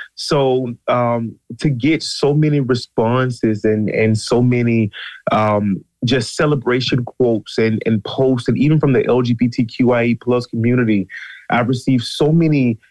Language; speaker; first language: English; native; English